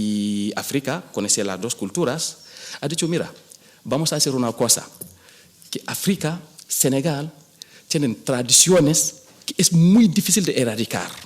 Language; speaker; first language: Spanish; non-native, fluent; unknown